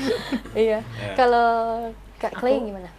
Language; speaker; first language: Indonesian; native; Indonesian